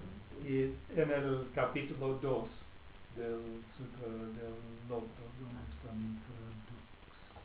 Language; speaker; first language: Spanish; non-native, fluent; English